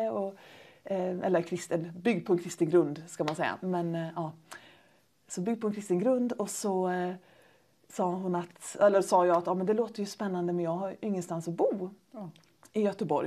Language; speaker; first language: Swedish; native; Swedish